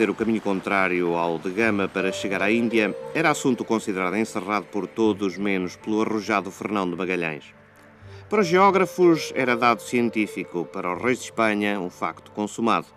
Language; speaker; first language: Portuguese; native; Portuguese